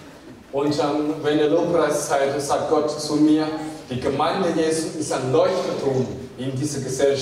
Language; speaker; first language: German; non-native, fluent; Chinese